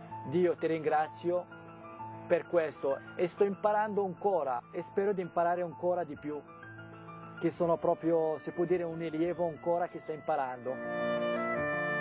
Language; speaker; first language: Italian; non-native, fluent; Arabic